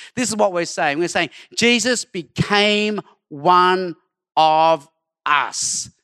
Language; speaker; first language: English; native; English